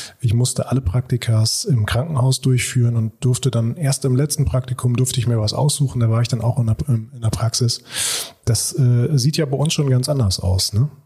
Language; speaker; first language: German; native; German